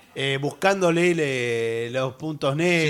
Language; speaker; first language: Spanish; native; Spanish